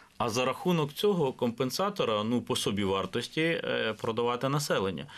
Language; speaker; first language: Ukrainian; native; Ukrainian